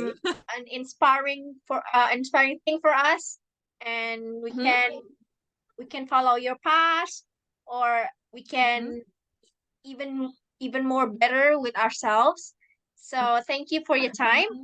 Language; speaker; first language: English; non-native, learner; Indonesian